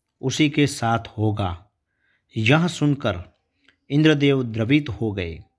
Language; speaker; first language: Hindi; non-native, local second language; Gujarati